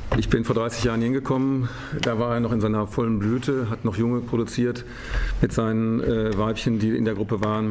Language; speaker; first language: German; native; German